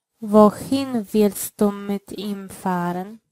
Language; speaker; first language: German; non-native, fluent; Polish